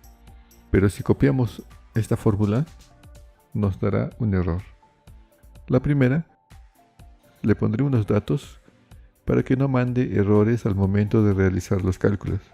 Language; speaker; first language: Spanish; native; Spanish